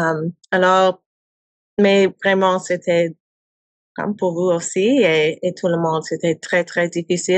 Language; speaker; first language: French; non-native, learner; English